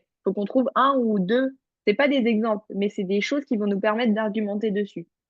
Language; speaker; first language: French; native; French